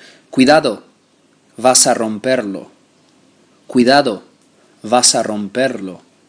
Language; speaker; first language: Spanish; non-native, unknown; English